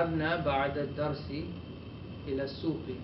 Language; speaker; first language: Arabic; non-native, fluent; English